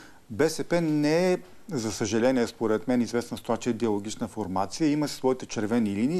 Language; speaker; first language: Bulgarian; native; Bulgarian